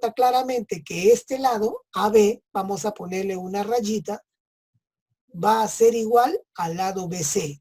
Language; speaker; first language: Spanish; native; Spanish